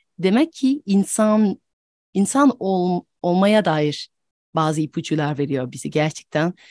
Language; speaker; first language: Turkish; non-native, fluent; French